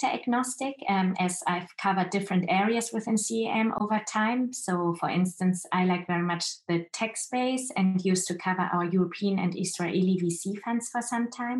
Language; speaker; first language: English; non-native, fluent; Chinese